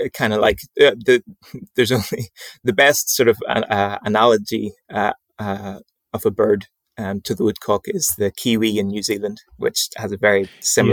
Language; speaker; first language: English; native; English